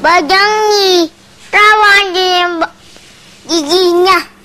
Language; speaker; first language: Indonesian; native; Indonesian